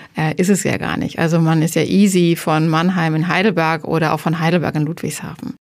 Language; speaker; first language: German; native; German